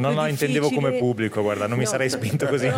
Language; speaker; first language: Italian; native; Italian